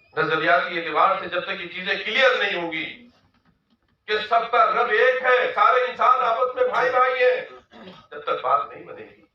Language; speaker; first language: Urdu; native; Urdu